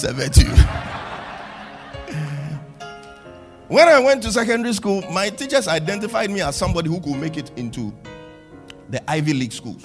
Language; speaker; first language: English; non-native, local second language; Akan